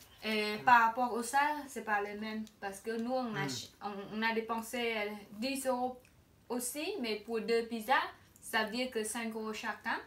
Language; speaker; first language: French; non-native, fluent; Khmer